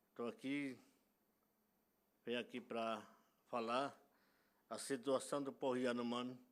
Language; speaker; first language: Portuguese; non-native, local second language; Yanomámi